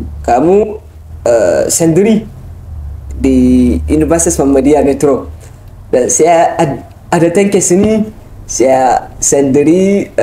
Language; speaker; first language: Indonesian; non-native, learner; Hausa